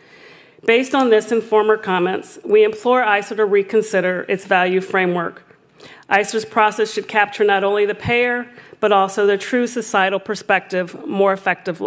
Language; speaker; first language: English; native; English